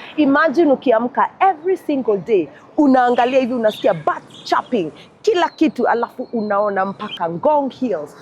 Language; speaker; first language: Swahili; native; Swahili